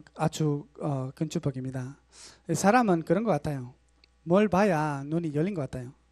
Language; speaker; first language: Korean; non-native, learner; Spanish